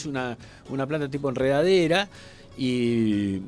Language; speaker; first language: Spanish; native; Spanish